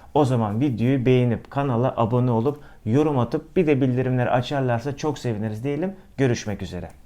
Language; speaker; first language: Turkish; native; Turkish